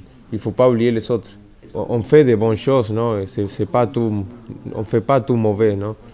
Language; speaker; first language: French; non-native, fluent; Spanish